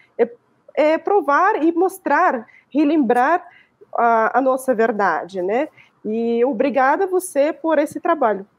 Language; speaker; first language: Portuguese; non-native, fluent; Russian